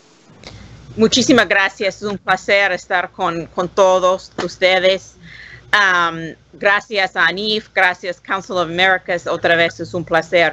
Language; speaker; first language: Spanish; non-native, learner; English